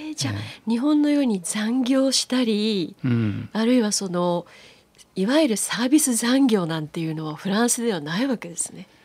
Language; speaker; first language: Japanese; native; Japanese